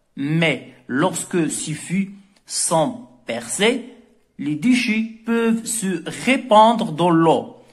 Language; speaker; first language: French; non-native, local second language; Arabic